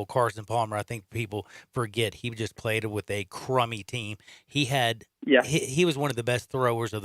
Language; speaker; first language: English; native; English